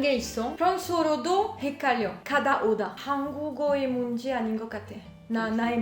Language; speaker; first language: Korean; non-native, learner; French